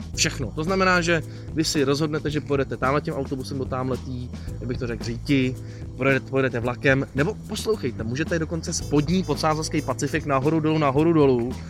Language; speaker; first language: Czech; native; Czech